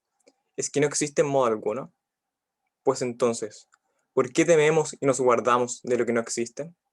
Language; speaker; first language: Spanish; native; Spanish